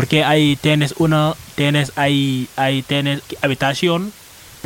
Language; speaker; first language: Spanish; non-native, learner; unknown